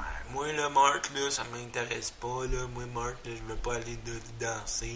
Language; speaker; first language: French; native; French